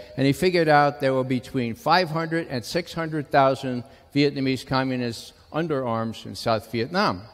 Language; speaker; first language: English; native; English